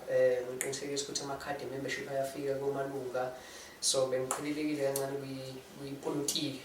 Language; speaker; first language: Zulu; non-native, local second language; English